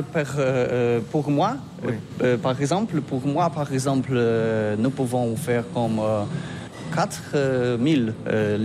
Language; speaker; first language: French; non-native, learner; Polish